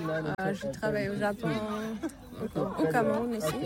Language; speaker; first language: French; early bilingual, heritage; French